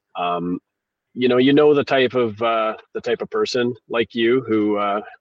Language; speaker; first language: English; native; English